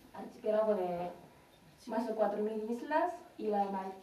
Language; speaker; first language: Spanish; non-native, fluent; Japanese